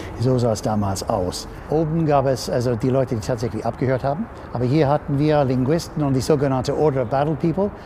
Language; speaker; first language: German; non-native, fluent; English